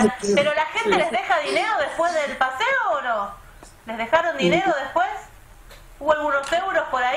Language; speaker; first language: Spanish; native; Spanish